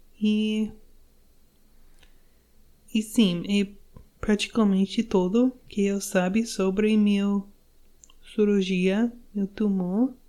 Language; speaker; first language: Portuguese; non-native, learner; English